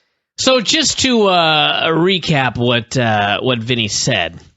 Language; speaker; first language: English; native; English